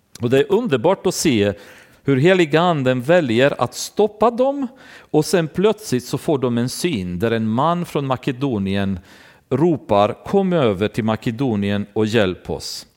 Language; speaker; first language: Swedish; non-native, fluent; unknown